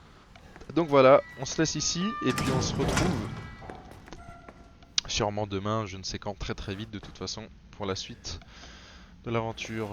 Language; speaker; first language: French; native; French